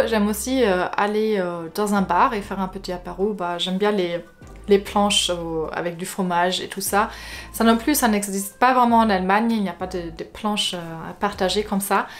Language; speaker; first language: French; non-native, fluent; German